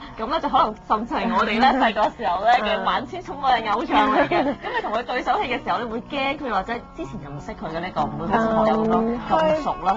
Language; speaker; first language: Cantonese; native; Cantonese